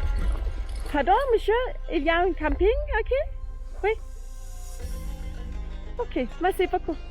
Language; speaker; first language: French; non-native, learner; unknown